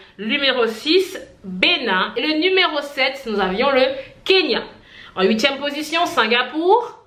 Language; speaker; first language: French; non-native, local second language; Haitian Creole